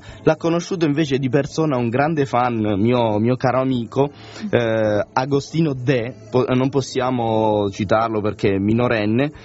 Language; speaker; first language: Italian; native; Italian